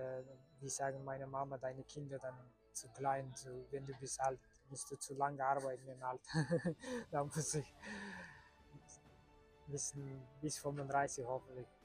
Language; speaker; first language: German; non-native, learner; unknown